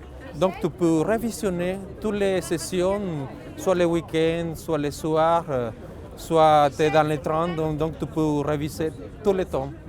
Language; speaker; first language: French; non-native, fluent; Spanish